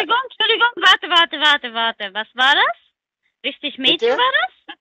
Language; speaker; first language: German; non-native, learner; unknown